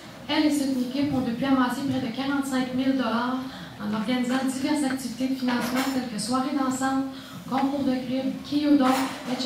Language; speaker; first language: French; native; French